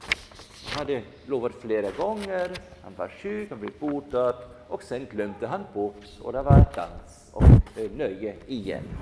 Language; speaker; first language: Swedish; non-native, fluent; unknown